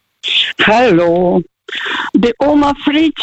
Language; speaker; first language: German; non-native, fluent; Russian